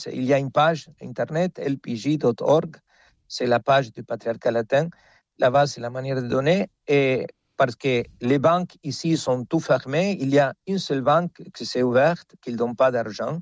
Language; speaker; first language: French; non-native, fluent; Spanish